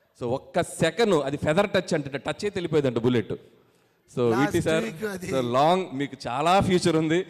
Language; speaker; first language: Telugu; native; Telugu